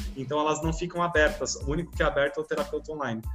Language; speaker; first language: Portuguese; native; Portuguese